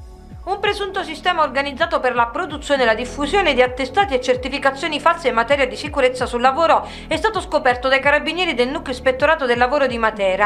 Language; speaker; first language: Italian; native; Italian